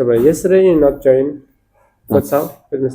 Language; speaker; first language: English; non-native, learner; Indonesian